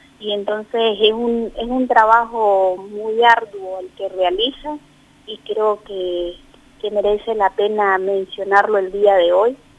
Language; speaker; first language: Spanish; native; Spanish